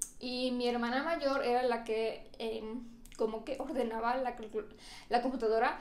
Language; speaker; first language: Spanish; non-native, fluent; Romanian